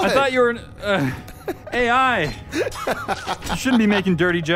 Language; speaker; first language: English; native; English